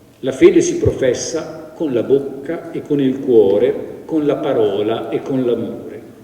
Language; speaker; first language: Italian; native; Italian